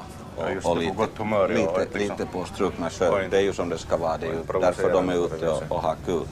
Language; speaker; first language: Swedish; native; Swedish